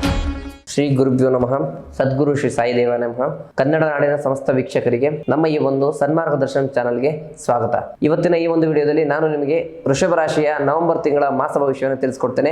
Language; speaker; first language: Kannada; native; Kannada